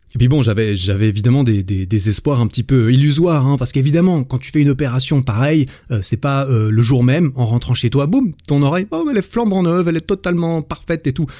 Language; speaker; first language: French; native; French